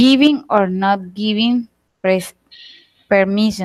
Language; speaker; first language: English; non-native, learner; Spanish